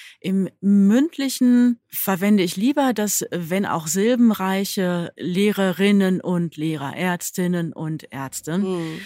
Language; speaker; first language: German; native; German